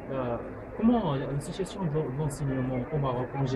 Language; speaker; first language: French; non-native, local second language; Arabic